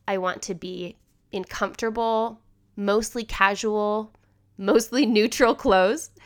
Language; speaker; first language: English; native; English